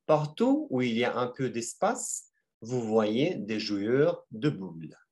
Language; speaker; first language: French; non-native, fluent; Russian